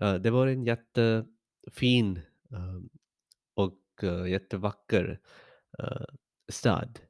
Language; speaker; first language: Swedish; non-native, learner; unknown